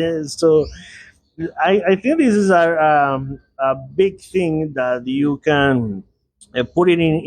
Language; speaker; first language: English; non-native, learner; Spanish